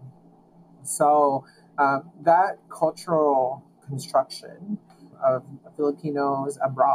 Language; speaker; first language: English; non-native, local second language; Filipino